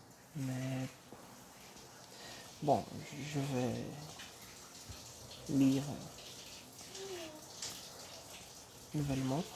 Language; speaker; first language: French; non-native, fluent; Portuguese